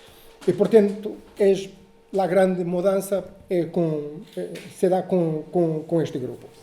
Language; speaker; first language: Spanish; non-native, learner; Portuguese